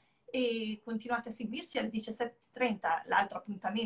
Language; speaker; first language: Italian; native; Italian